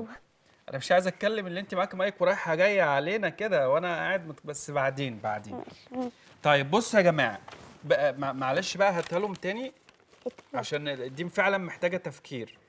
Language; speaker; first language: Arabic; native; Arabic